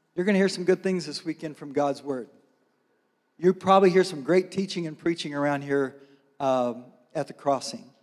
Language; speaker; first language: English; native; English